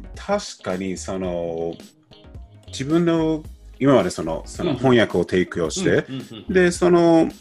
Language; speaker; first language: Japanese; non-native, fluent; English